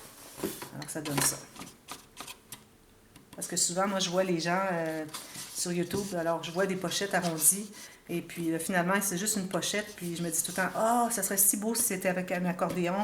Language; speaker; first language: French; native; French